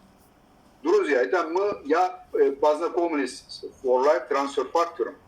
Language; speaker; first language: Russian; non-native, learner; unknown